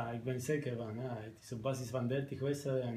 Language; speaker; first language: Dutch; non-native, fluent; Spanish